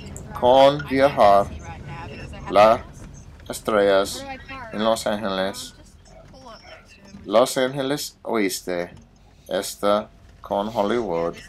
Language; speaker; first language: Spanish; non-native, learner; English